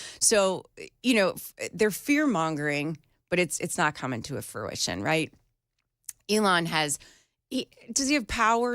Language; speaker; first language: English; native; English